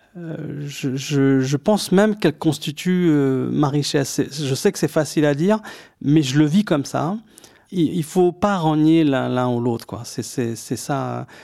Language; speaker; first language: French; early bilingual, other home language; Arabic